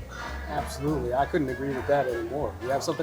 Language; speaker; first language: English; native; English